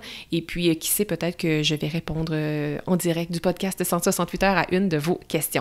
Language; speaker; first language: French; native; French